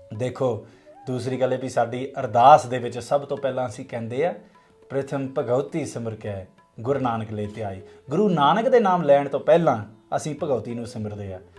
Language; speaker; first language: Punjabi; non-native, fluent; English